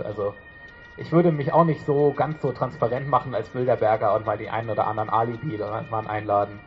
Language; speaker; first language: German; native; German